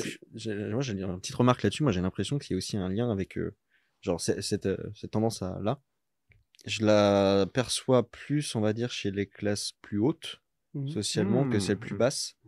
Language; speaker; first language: French; native; French